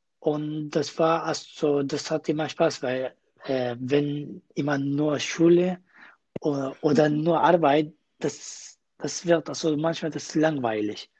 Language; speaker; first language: German; non-native, learner; Kurdish